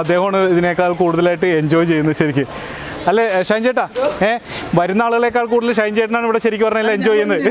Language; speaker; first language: Malayalam; native; Malayalam